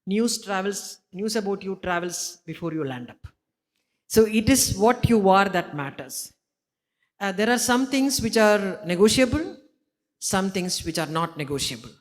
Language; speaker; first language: English; non-native, local second language; Malayalam